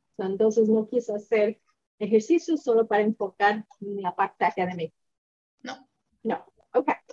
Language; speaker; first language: Spanish; early bilingual, heritage; Spanish